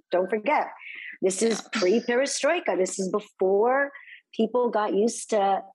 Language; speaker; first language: English; native; English